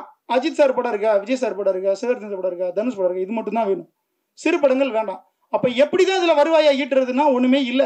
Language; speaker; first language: Tamil; native; Tamil